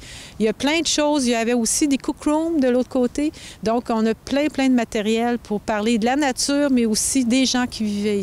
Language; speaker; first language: French; native; French